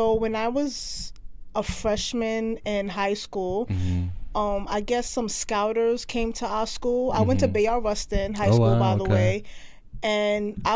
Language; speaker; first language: English; native; English